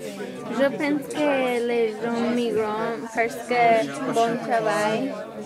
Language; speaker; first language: French; non-native, learner; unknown